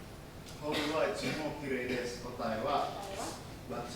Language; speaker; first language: Japanese; non-native, learner; Indonesian